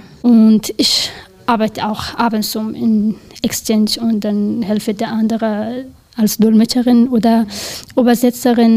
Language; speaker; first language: German; non-native, learner; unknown